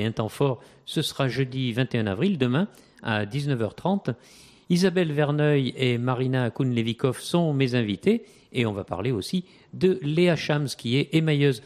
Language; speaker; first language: French; native; French